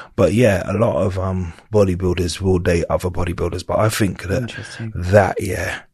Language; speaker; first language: English; native; English